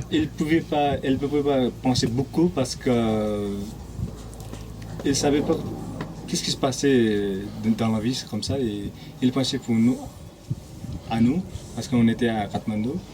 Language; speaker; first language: French; non-native, fluent; Nepali